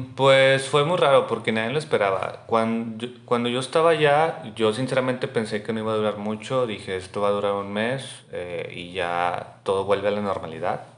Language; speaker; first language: Spanish; native; Spanish